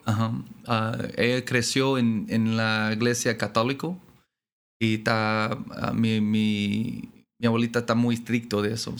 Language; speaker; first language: Spanish; non-native, learner; English